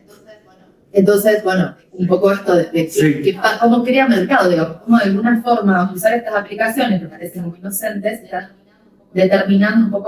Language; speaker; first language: Spanish; native; Spanish